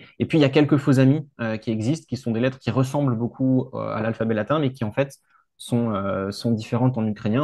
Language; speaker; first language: French; native; French